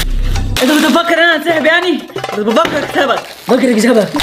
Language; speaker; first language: Arabic; native; Arabic